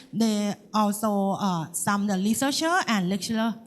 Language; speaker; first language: English; non-native, learner; Thai